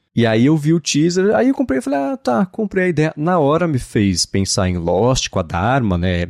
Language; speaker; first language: Portuguese; native; Portuguese